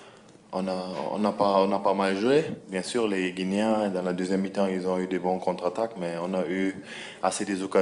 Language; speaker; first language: French; non-native, fluent; German